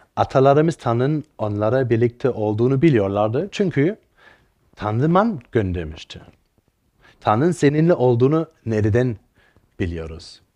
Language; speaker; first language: Turkish; non-native, fluent; German